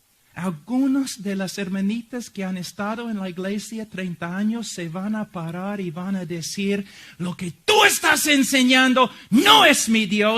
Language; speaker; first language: Spanish; non-native, fluent; English